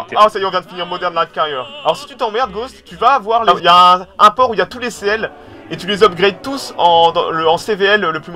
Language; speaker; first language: French; native; French